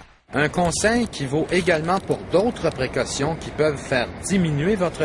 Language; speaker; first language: French; native; French